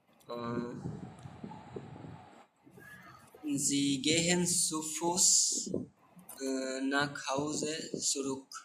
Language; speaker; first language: German; non-native, learner; Bangla